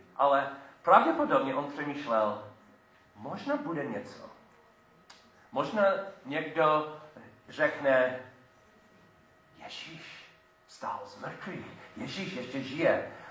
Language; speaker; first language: Czech; non-native, fluent; English